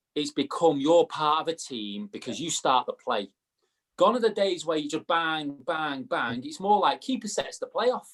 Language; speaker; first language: English; native; English